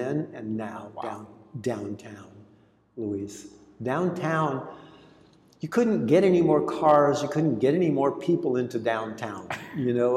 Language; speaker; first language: English; early bilingual, other home language; Greek